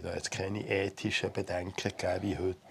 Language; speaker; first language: German; native; German